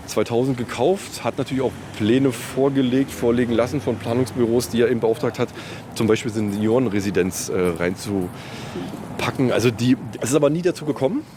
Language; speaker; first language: German; native; German